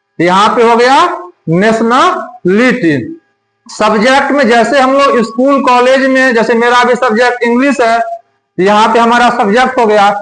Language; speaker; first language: Hindi; native; Hindi